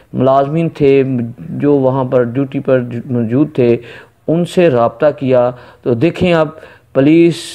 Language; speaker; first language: Hindi; non-native, local second language; Punjabi